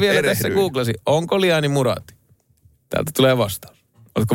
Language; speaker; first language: Finnish; native; Finnish